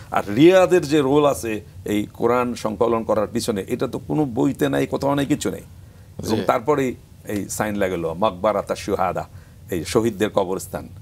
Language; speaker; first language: Bangla; native; Bangla